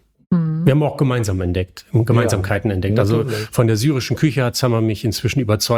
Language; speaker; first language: German; native; German